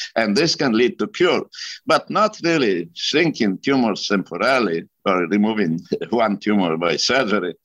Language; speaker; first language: English; non-native, fluent; Polish